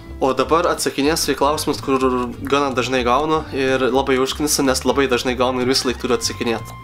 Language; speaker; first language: Lithuanian; early bilingual, heritage; Lithuanian